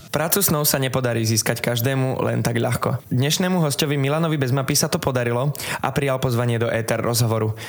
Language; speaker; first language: Slovak; native; Slovak